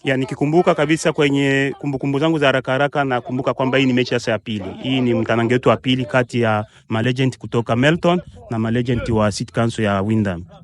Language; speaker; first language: Swahili; native; Swahili